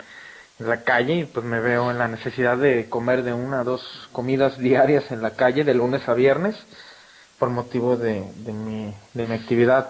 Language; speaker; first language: Spanish; native; Spanish